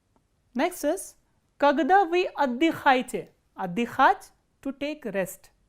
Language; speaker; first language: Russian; non-native, fluent; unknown